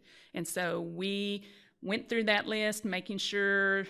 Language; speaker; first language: English; native; English